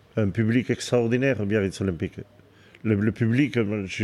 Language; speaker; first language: French; native; French